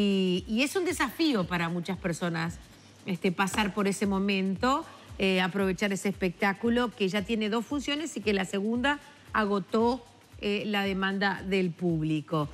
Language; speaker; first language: Spanish; native; Spanish